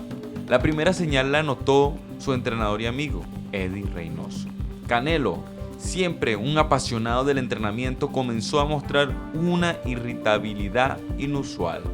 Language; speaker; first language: Spanish; native; Spanish